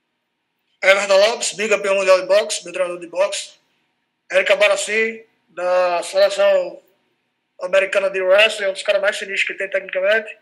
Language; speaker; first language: Portuguese; native; Portuguese